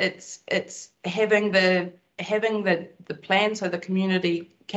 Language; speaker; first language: English; native; English